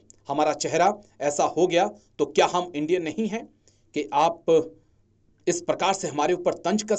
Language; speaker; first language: Hindi; native; Hindi